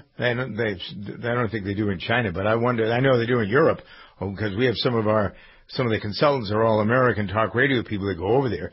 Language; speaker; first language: English; native; English